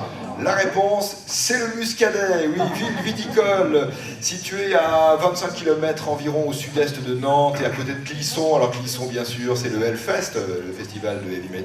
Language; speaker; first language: French; native; French